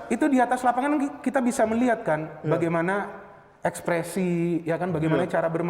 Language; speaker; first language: Indonesian; native; Indonesian